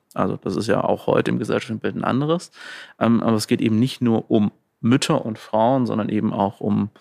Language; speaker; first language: German; native; German